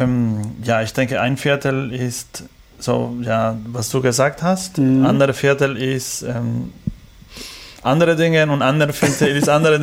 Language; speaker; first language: German; non-native, learner; Spanish